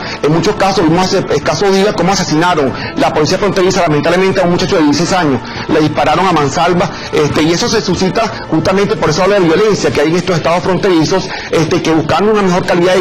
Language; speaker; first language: Spanish; native; Spanish